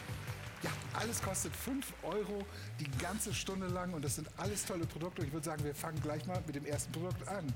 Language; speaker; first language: German; native; German